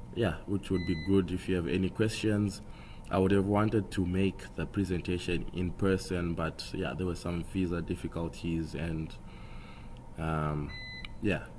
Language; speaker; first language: English; non-native, local second language; Shona